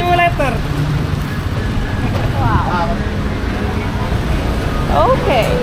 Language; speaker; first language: English; non-native, learner; Thai